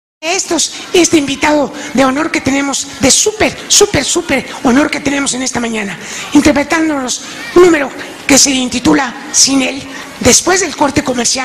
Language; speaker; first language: Spanish; native; Spanish